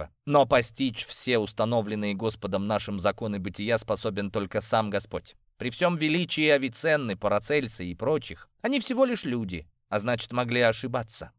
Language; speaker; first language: Russian; native; Russian